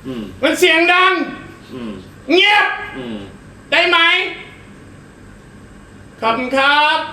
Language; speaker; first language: Thai; native; Thai